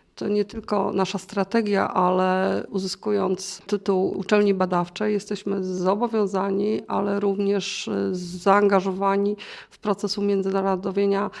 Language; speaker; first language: Polish; native; Polish